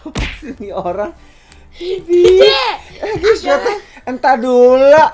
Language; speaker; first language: Indonesian; native; Indonesian